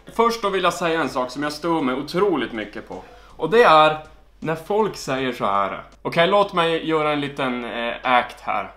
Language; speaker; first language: Swedish; native; Swedish